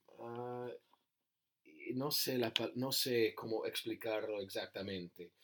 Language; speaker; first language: Spanish; non-native, learner; English